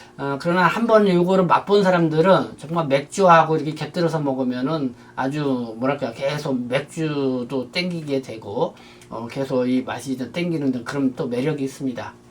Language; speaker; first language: Korean; native; Korean